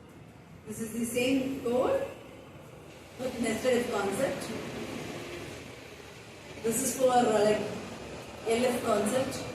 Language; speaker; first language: English; non-native, local second language; Tamil